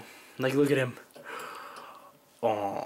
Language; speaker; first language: English; native; English